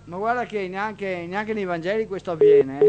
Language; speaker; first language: Italian; native; Italian